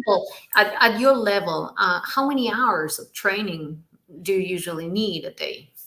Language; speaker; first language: English; non-native, fluent; Spanish